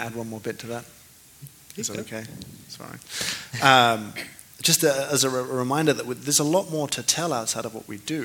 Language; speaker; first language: English; native; English